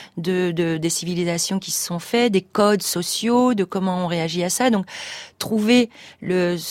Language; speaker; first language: French; native; French